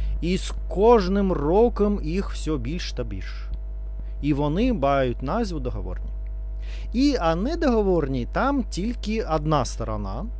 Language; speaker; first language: Ukrainian; non-native, learner; Russian